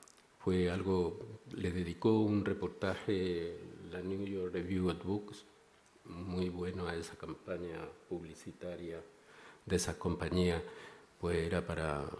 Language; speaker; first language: Spanish; native; Spanish